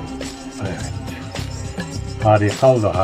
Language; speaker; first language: Turkish; native; Turkish